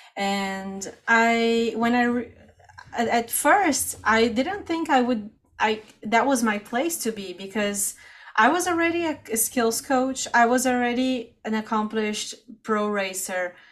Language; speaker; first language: English; non-native, fluent; Portuguese